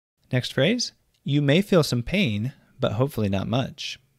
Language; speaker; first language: English; native; English